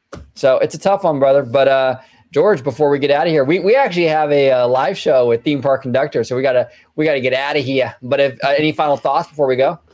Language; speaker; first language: English; native; English